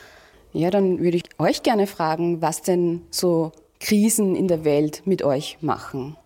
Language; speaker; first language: German; native; German